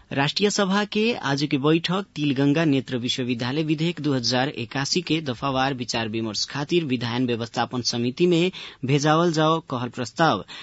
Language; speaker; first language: Bhojpuri; native; Bhojpuri